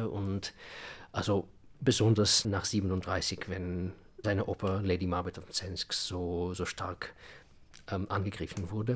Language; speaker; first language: German; non-native, fluent; Russian